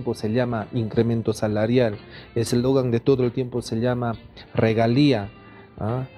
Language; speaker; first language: Spanish; non-native, fluent; Korean